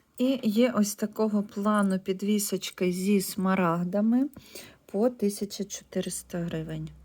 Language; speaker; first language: Ukrainian; non-native, local second language; Russian